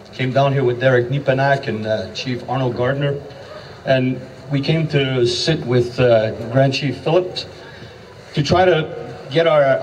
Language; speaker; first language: English; native; English